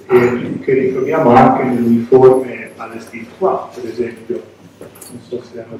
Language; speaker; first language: Italian; native; Italian